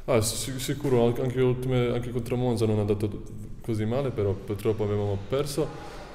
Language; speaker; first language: Italian; non-native, fluent; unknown